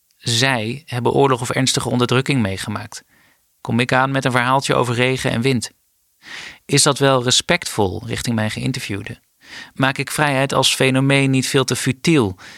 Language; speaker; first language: Dutch; native; Dutch